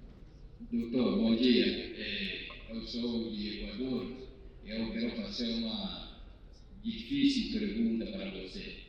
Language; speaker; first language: Portuguese; non-native, learner; Spanish